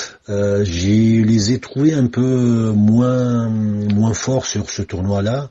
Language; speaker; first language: French; non-native, local second language; Arabic